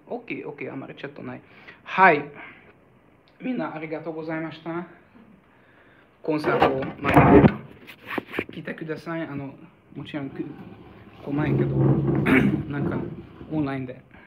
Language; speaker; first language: Japanese; non-native, fluent; Hungarian